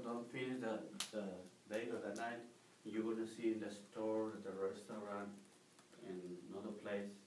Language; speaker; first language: English; non-native, learner; Spanish